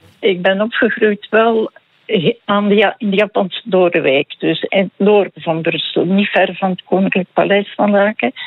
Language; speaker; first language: Dutch; native; Dutch